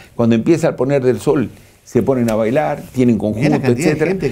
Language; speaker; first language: Spanish; native; Spanish